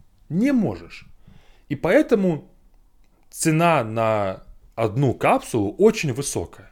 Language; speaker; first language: Russian; non-native, fluent; English